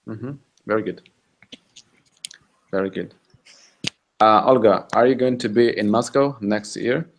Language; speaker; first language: English; non-native, fluent; Russian